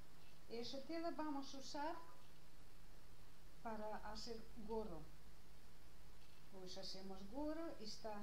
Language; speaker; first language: Spanish; non-native, learner; Russian